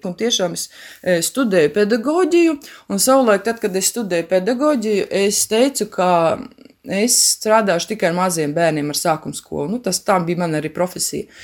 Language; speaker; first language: Latvian; native; Latvian